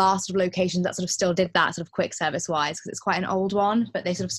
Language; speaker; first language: English; native; English